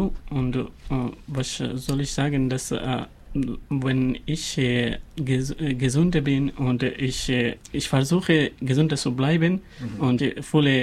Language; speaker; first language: German; non-native, learner; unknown